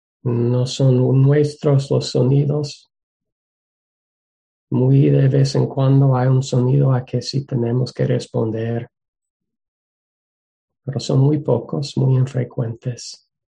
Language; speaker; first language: Spanish; non-native, fluent; English